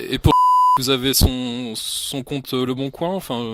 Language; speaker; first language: French; native; French